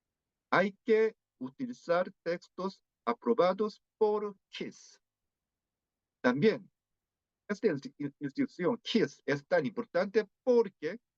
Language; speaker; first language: Spanish; non-native, fluent; Korean